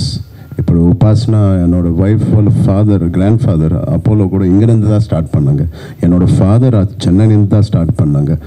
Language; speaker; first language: Tamil; non-native, local second language; Telugu